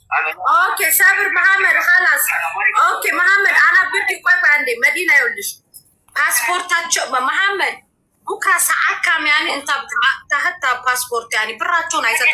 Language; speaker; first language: Arabic; non-native, learner; Amharic